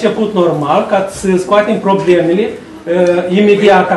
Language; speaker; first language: Romanian; native; Romanian